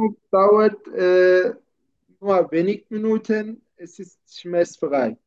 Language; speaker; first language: German; non-native, learner; Turkish